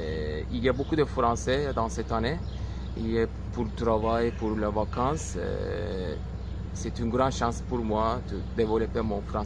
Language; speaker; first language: French; non-native, fluent; Turkish